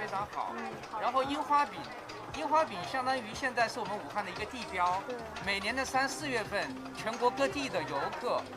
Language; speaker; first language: Chinese; native; Chinese